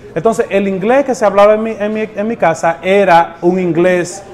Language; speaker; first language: Spanish; native; Spanish